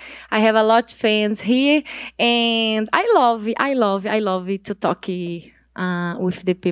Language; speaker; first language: English; non-native, learner; Portuguese